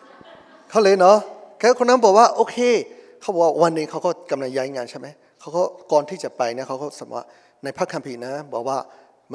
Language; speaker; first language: Thai; non-native, fluent; Burmese